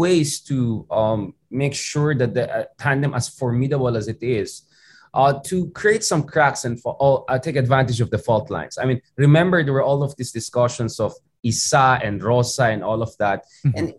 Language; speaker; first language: English; non-native, local second language; Filipino